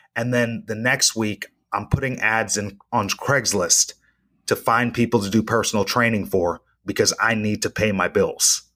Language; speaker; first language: English; native; English